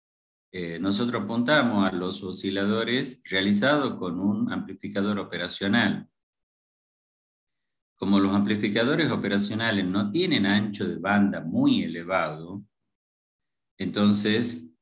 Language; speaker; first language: Spanish; native; Spanish